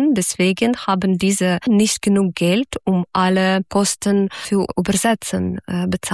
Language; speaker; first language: German; non-native, fluent; Ukrainian